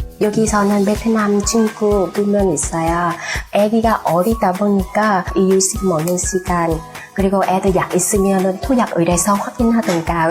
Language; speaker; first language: Korean; non-native, fluent; Vietnamese